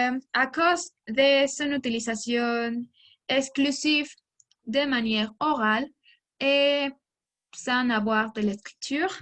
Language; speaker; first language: French; non-native, learner; Spanish